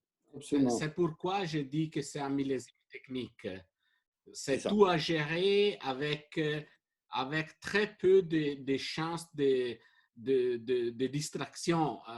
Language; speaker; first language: French; non-native, fluent; Italian